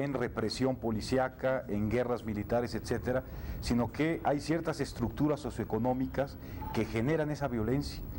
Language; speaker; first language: Spanish; native; Spanish